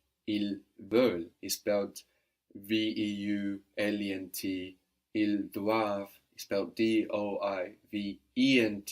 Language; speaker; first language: French; non-native, fluent; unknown